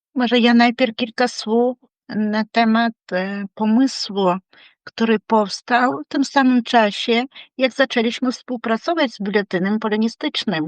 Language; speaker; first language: Polish; non-native, fluent; Ukrainian